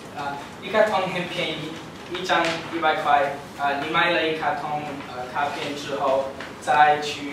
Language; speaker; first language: Chinese; non-native, learner; English